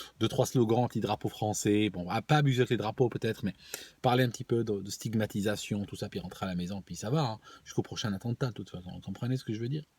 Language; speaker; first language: French; non-native, local second language; Arabic